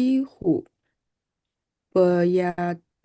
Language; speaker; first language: Hebrew; non-native, learner; English